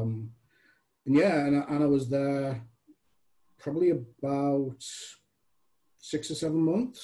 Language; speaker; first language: English; native; English